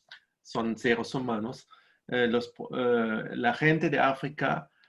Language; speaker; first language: Spanish; non-native, fluent; German